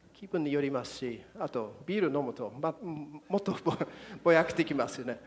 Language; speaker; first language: Japanese; non-native, fluent; English